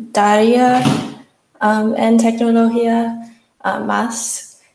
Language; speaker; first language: Spanish; non-native, learner; English